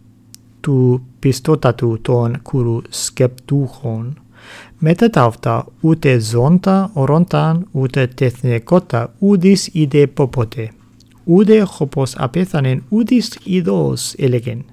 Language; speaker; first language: Greek; non-native, fluent; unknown